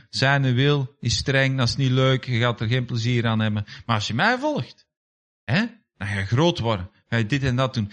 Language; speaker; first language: Dutch; native; Dutch